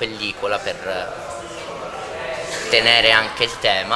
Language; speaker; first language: Italian; native; Italian